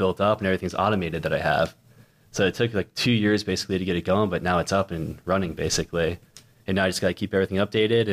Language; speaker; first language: English; native; English